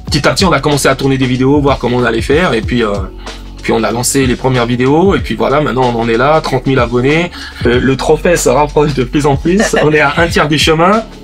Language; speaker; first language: French; native; French